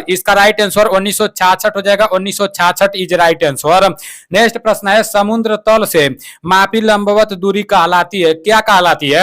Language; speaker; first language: Hindi; native; Hindi